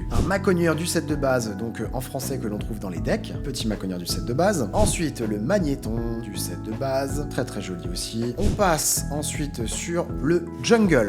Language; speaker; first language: French; native; French